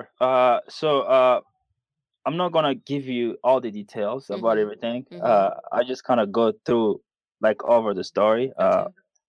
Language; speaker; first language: English; non-native, fluent; Kinyarwanda